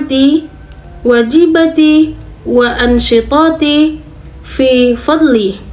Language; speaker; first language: Arabic; non-native, learner; Indonesian